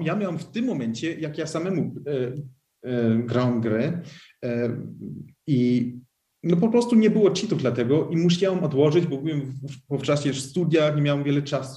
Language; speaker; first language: Polish; early bilingual, heritage; Polish